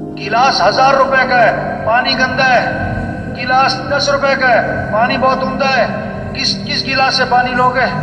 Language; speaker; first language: Urdu; non-native, local second language; Pashto